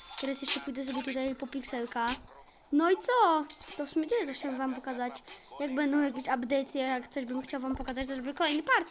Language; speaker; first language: Polish; native; Polish